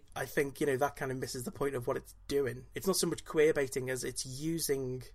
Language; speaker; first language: English; native; English